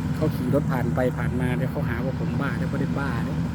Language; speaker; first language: Thai; non-native, local second language; Northeastern Thai